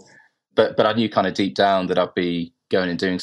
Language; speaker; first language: English; native; English